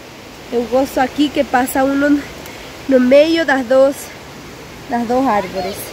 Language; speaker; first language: Portuguese; non-native, local second language; Spanish